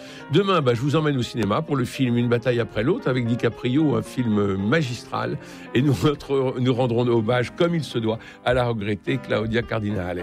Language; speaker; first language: French; native; French